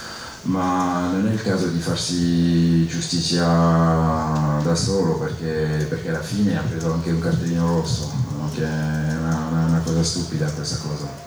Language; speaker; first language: Italian; non-native, fluent; French